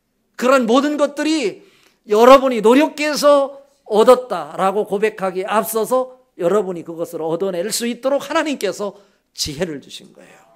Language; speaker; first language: Korean; native; Korean